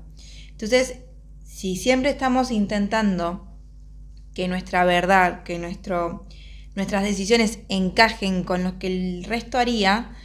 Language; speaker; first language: Spanish; native; Spanish